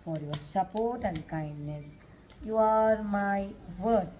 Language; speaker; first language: English; non-native, local second language; Kannada